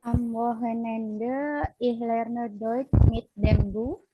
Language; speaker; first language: German; non-native, learner; Indonesian